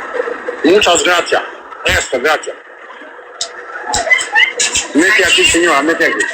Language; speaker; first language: Spanish; non-native, learner; Albanian